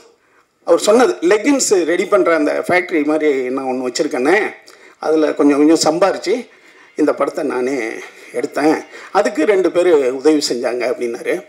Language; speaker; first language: Tamil; native; Tamil